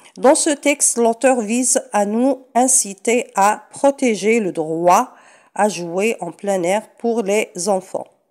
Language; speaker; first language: French; non-native, local second language; Arabic